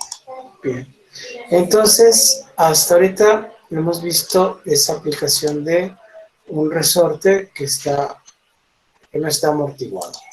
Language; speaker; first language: Spanish; native; Spanish